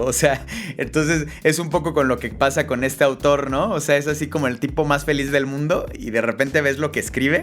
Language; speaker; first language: Spanish; native; Spanish